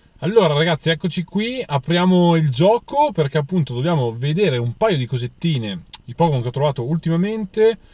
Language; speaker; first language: Italian; native; Italian